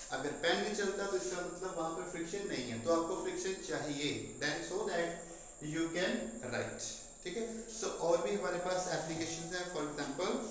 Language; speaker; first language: Hindi; non-native, local second language; Punjabi